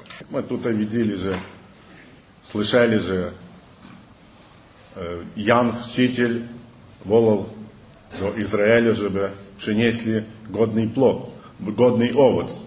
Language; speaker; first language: Polish; early bilingual, heritage; Polish